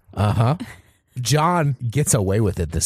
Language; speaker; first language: English; native; English